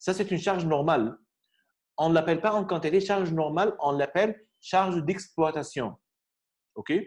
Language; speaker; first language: French; non-native, fluent; Arabic